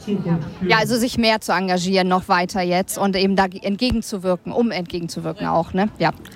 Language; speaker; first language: German; native; German